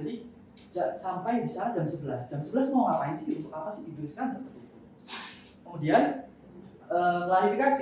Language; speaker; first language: Indonesian; native; Indonesian